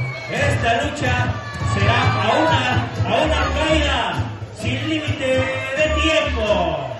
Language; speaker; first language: Spanish; native; Spanish